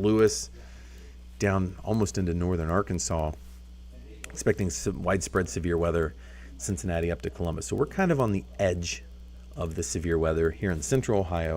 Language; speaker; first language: English; native; English